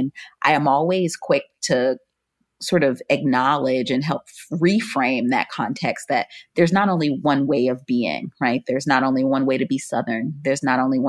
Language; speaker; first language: English; native; English